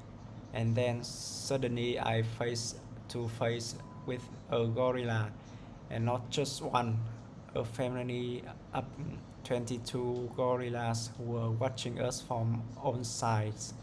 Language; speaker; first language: English; non-native, learner; Vietnamese